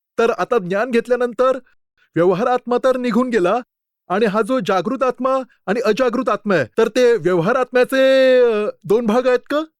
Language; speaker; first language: Marathi; native; Marathi